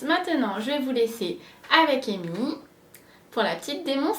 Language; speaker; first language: French; native; French